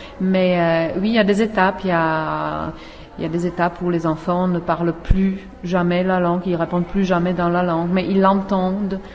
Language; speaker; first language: French; non-native, fluent; Czech